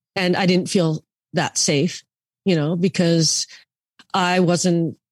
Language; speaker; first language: English; native; English